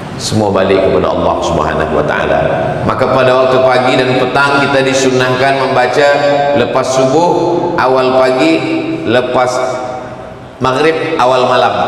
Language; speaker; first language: Malay; native; Malay